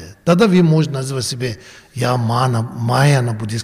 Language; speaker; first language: Russian; non-native, learner; Tibetan